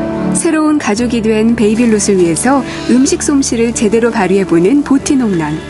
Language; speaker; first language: Korean; native; Korean